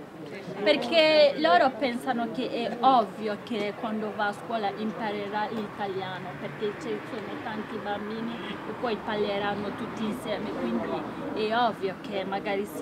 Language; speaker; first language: Italian; early bilingual, other home language; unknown